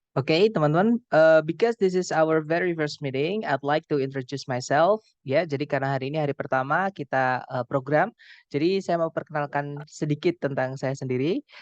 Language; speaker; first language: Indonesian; non-native, local second language; Javanese